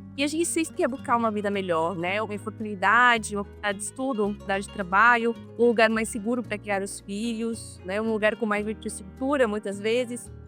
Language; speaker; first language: Portuguese; native; Portuguese